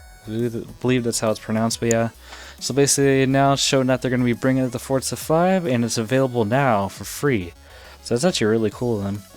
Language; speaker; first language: English; native; English